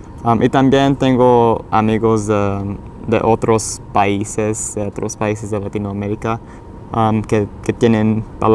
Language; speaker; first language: Spanish; early bilingual, heritage; English